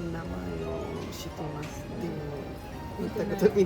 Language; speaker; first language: Japanese; non-native, learner; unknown